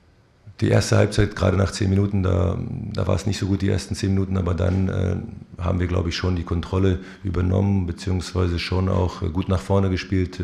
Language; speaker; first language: German; native; German